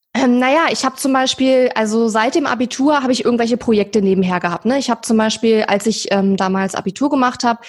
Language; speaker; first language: German; native; German